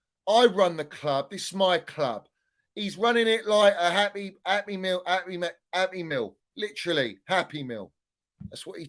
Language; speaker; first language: English; native; English